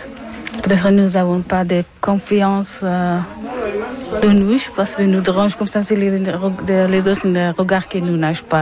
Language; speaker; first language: French; non-native, learner; Persian